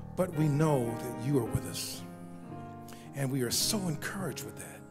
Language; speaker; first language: English; native; English